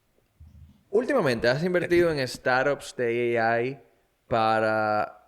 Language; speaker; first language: Spanish; native; Spanish